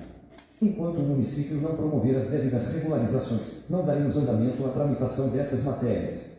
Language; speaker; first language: Portuguese; native; Portuguese